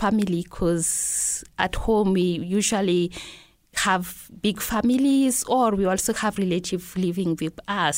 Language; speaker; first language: English; non-native, fluent; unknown